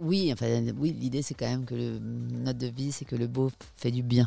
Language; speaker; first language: French; native; French